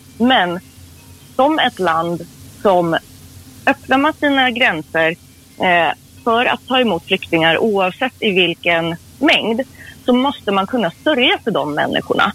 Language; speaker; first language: Swedish; early bilingual, other home language; Persian